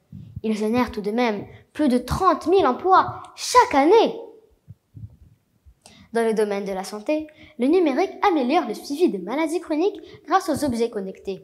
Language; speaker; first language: French; non-native, local second language; Arabic